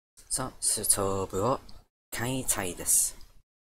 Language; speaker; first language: Japanese; non-native, learner; English